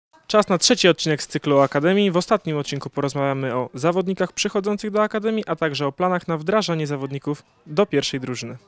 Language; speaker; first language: Polish; native; Polish